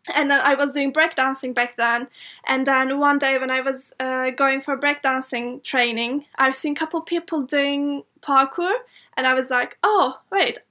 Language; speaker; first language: English; non-native, fluent; Turkish